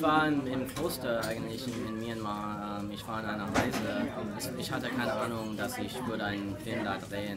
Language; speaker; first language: German; non-native, learner; English